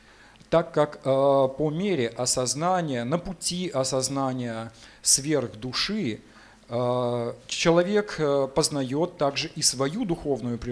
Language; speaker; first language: Russian; native; Russian